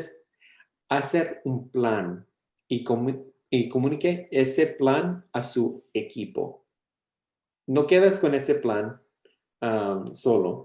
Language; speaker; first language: Spanish; early bilingual, heritage; English